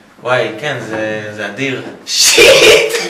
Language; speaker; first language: Hebrew; native; Hebrew